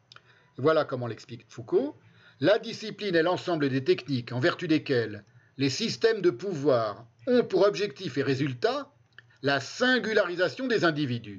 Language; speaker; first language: French; native; French